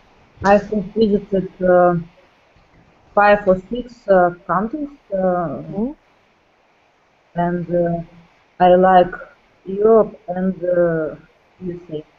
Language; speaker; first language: English; non-native, learner; Russian